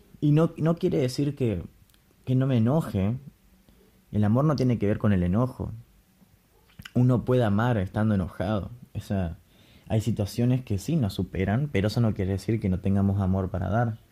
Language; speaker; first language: Spanish; native; Spanish